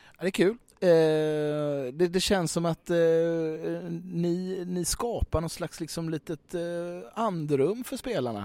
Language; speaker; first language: Swedish; native; Swedish